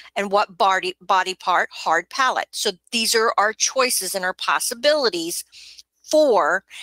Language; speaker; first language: English; native; English